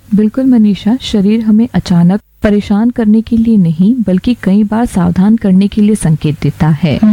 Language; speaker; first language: Hindi; native; Hindi